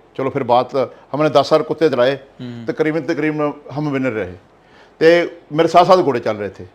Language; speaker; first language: Hindi; non-native, local second language; Punjabi